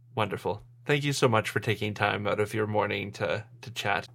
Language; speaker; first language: English; native; English